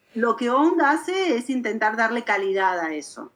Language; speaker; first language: Spanish; native; Spanish